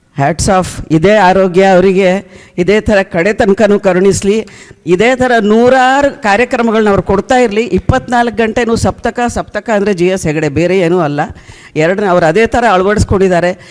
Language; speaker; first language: Kannada; native; Kannada